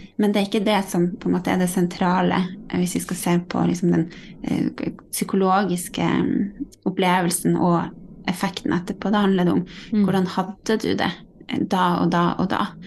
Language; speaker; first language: Norwegian; native; Norwegian